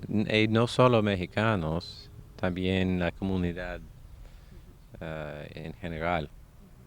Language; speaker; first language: Spanish; non-native, fluent; English